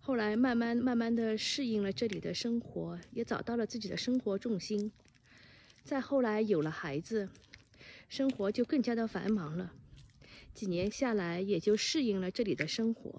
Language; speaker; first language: Chinese; native; Chinese